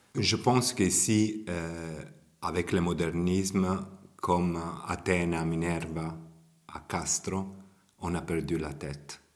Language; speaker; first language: French; non-native, fluent; Italian